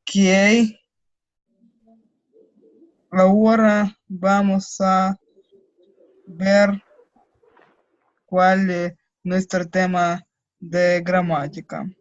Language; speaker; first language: Spanish; non-native, learner; Russian